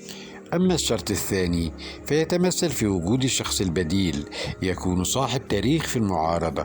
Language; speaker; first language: Arabic; native; Arabic